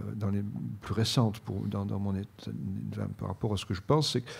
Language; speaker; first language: French; native; French